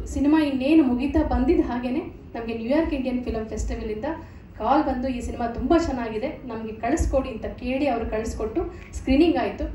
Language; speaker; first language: Kannada; native; Kannada